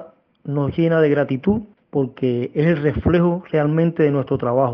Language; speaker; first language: Spanish; native; Spanish